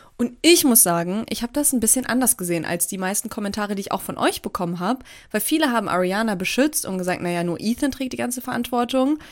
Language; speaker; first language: German; early bilingual, other home language; Turkish